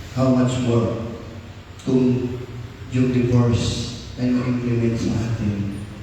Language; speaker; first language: Filipino; native; Filipino